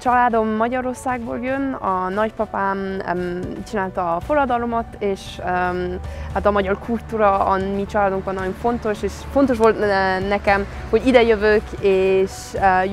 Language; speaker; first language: Hungarian; early bilingual, heritage; Hungarian